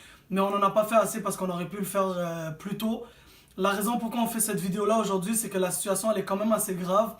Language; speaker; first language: French; native; French